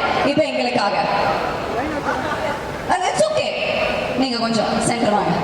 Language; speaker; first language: Tamil; native; Tamil